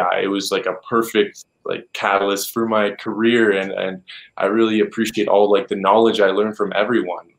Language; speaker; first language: English; native; English